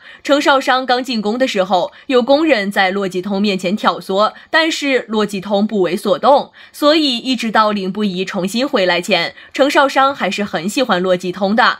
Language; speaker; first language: Chinese; native; Chinese